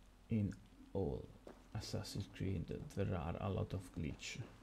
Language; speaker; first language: English; non-native, learner; Italian